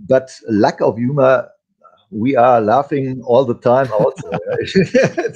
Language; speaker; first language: English; non-native, fluent; German